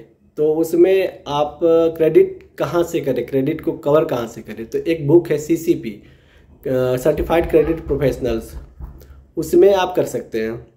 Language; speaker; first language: Hindi; native; Hindi